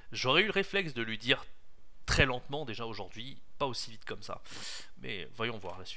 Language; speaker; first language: French; native; French